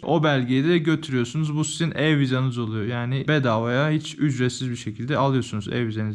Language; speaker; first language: Turkish; native; Turkish